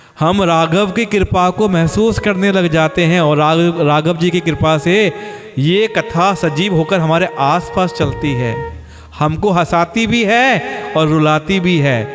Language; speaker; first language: Hindi; native; Hindi